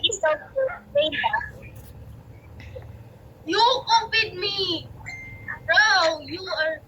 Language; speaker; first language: English; non-native, local second language; Filipino